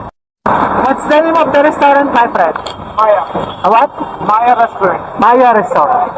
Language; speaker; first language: English; non-native, fluent; Filipino